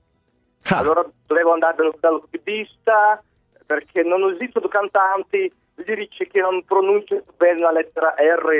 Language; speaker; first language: Italian; non-native, fluent; Belarusian